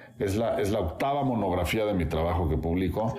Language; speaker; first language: Spanish; native; Spanish